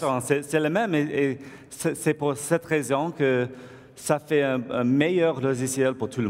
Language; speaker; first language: French; non-native, learner; English